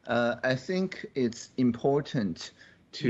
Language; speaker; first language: English; non-native, fluent; Chinese